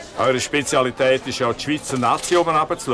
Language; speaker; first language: German; native; German